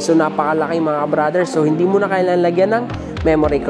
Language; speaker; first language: Filipino; native; Filipino